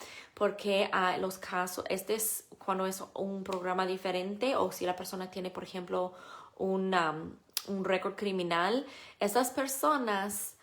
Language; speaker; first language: Spanish; non-native, fluent; English